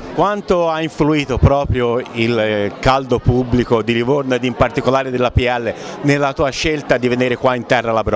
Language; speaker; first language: Italian; native; Italian